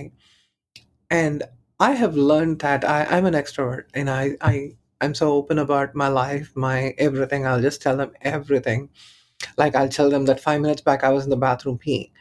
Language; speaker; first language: English; non-native, local second language; Tamil